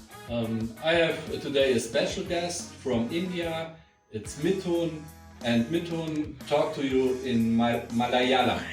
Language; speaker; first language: English; non-native, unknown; German